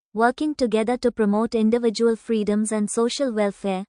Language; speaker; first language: English; non-native, local second language; Tamil